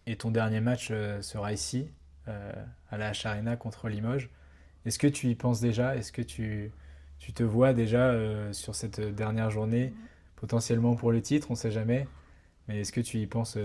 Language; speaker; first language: French; native; French